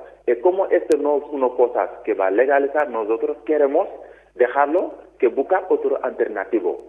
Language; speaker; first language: Spanish; non-native, learner; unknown